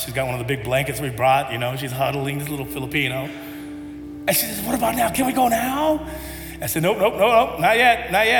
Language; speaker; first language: English; native; English